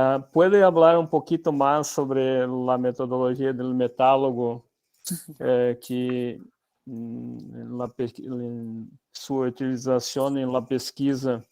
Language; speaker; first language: Spanish; non-native, learner; Portuguese